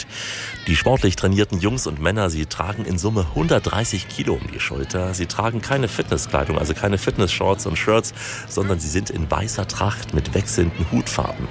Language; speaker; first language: German; native; German